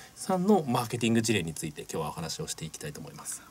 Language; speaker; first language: Japanese; native; Japanese